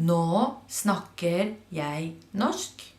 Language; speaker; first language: Norwegian; non-native, fluent; Spanish